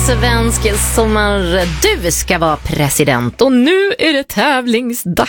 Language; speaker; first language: Swedish; native; Swedish